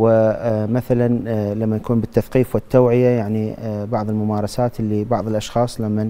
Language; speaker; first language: Arabic; native; Arabic